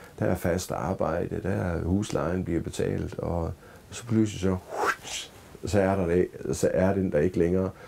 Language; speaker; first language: Danish; native; Danish